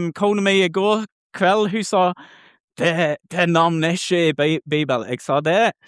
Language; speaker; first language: Norwegian; non-native, learner; English